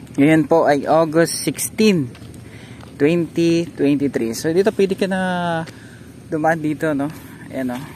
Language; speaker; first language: Filipino; non-native, local second language; Hiligaynon